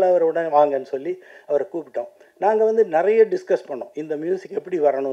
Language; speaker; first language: Tamil; native; Tamil